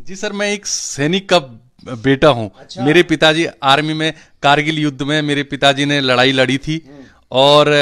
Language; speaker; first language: Hindi; non-native, local second language; Garhwali